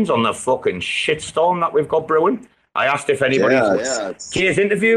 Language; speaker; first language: English; native; English